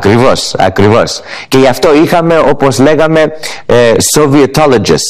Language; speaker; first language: Greek; early bilingual, heritage; English